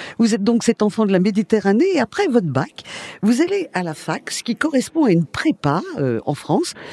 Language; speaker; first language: French; native; French